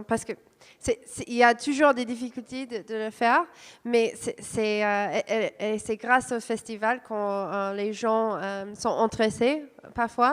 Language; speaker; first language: French; non-native, fluent; English